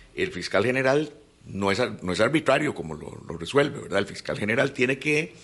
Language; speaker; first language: Spanish; native; Spanish